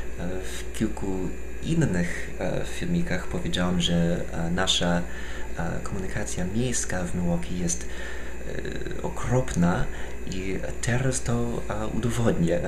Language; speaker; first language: Polish; non-native, fluent; English